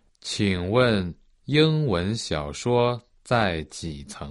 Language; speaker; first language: Chinese; non-native, learner; Portuguese